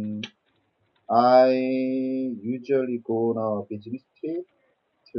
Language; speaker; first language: English; non-native, learner; Korean